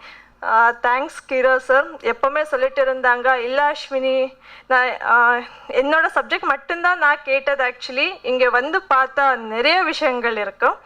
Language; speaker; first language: Tamil; non-native, learner; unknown